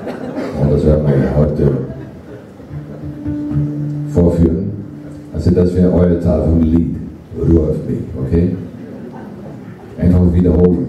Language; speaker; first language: German; non-native, fluent; Dutch